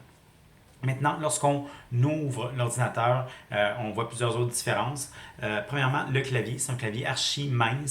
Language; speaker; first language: French; native; French